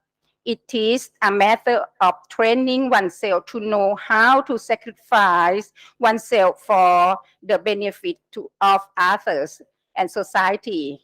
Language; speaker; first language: English; non-native, learner; Thai